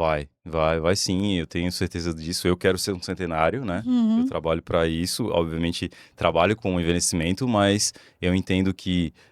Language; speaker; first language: Portuguese; native; Portuguese